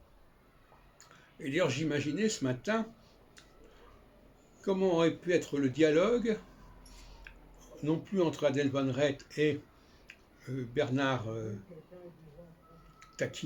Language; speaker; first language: French; native; French